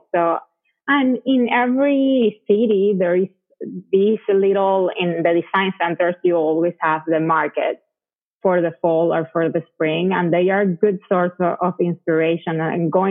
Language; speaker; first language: English; non-native, fluent; Spanish